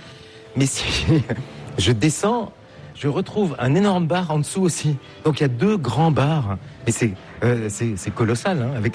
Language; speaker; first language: French; native; French